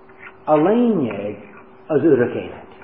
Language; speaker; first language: Hungarian; non-native, fluent; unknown